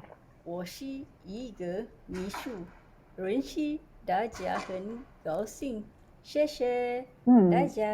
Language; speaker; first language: Chinese; non-native, learner; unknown